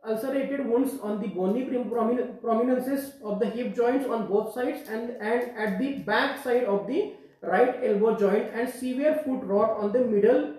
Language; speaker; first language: English; non-native, local second language; Marathi